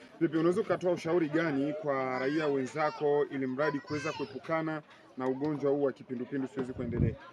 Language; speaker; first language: Swahili; native; Swahili